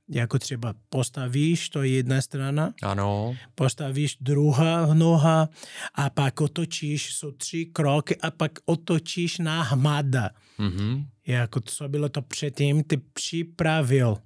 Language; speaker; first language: Czech; non-native, learner; Portuguese